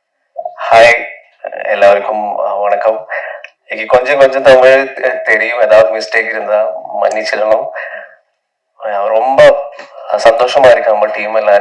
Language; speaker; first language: Tamil; non-native, learner; Malayalam